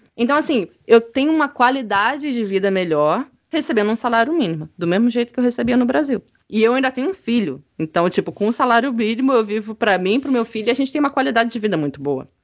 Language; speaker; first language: Portuguese; native; Portuguese